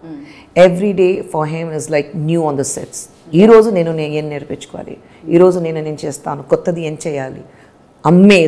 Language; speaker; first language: Telugu; non-native, fluent; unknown